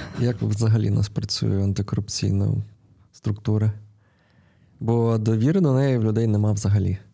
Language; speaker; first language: Ukrainian; non-native, local second language; Russian